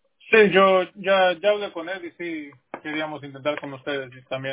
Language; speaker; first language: Spanish; native; Spanish